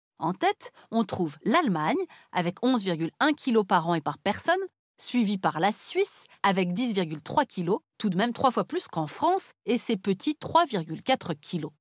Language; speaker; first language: French; native; French